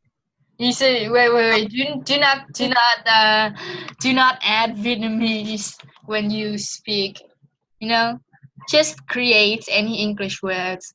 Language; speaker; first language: English; non-native, fluent; Vietnamese